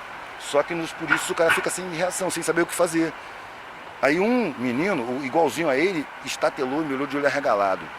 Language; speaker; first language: Portuguese; native; Portuguese